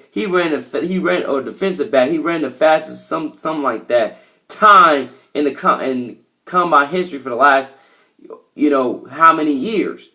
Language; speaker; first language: English; native; English